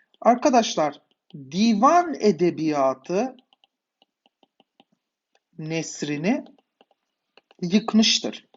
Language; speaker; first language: Turkish; native; Turkish